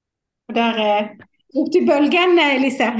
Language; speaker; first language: Norwegian; native; Norwegian